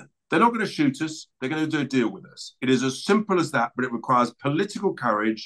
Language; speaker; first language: English; native; English